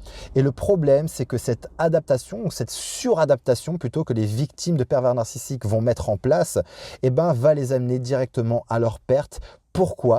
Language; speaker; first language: French; native; French